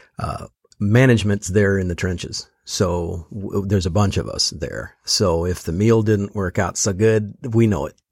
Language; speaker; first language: English; native; English